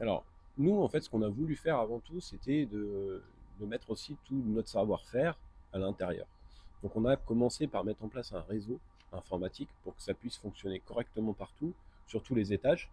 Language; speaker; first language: French; native; French